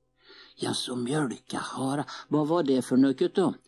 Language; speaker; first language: Swedish; native; Swedish